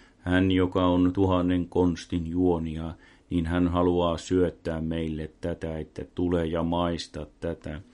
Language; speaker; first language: Finnish; non-native, local second language; Swedish